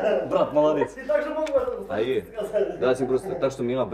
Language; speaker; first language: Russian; non-native, local second language; Tatar